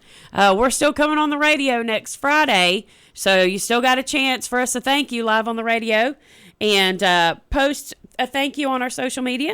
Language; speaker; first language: English; native; English